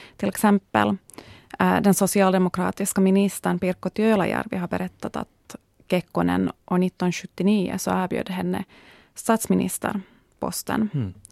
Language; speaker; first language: Swedish; native; Swedish